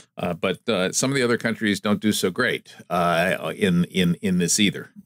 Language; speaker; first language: English; native; English